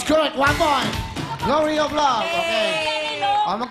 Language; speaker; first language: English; non-native, local second language; Filipino